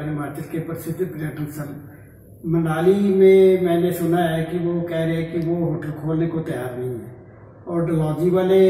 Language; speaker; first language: Hindi; native; Hindi